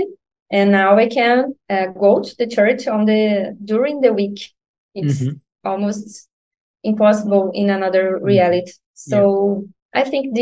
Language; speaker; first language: English; non-native, learner; Portuguese